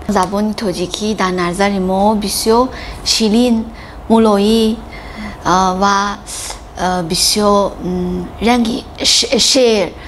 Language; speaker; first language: Tajik; non-native, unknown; Chinese